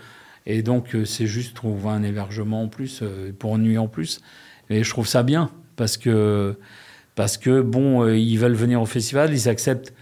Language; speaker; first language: French; native; French